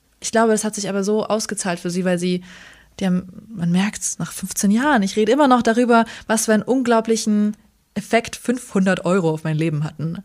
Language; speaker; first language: German; early bilingual, other home language; Kurdish